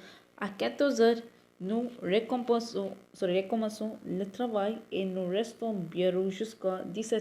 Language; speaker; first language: French; non-native, learner; Tamil